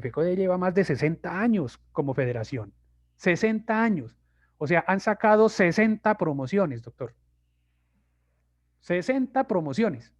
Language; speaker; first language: Spanish; native; Spanish